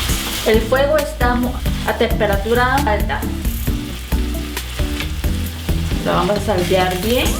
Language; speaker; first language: Spanish; non-native, fluent; Korean